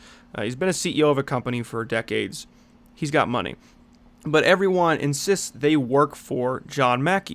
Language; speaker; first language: English; native; English